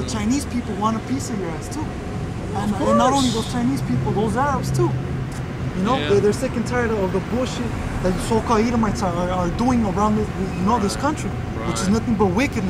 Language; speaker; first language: English; native; English